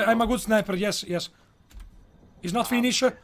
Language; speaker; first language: English; non-native, learner; Italian